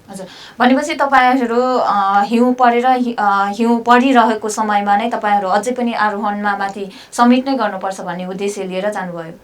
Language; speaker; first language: Nepali; non-native, local second language; Sherpa